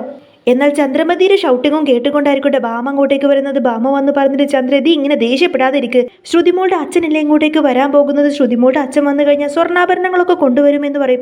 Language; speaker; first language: Malayalam; native; Malayalam